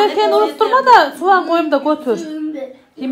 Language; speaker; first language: Turkish; native; Turkish